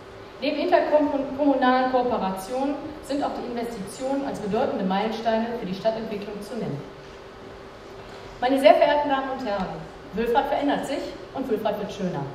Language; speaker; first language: German; native; German